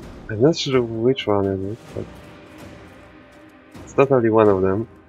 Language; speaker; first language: English; non-native, fluent; Polish